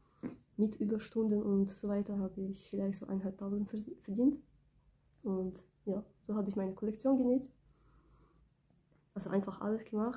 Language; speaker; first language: German; early bilingual, other home language; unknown